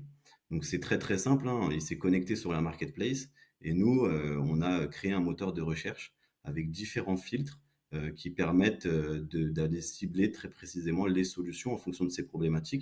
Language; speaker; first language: French; native; French